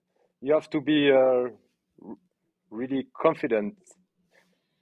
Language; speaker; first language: English; non-native, learner; French